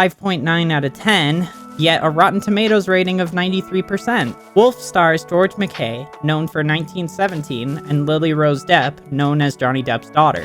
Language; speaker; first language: English; native; English